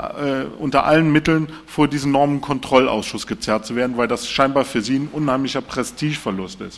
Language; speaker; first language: German; native; German